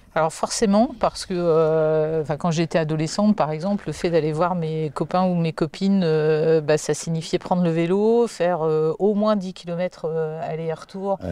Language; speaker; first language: French; native; French